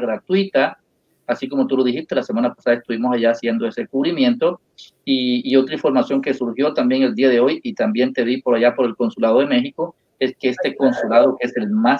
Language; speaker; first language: Spanish; native; Spanish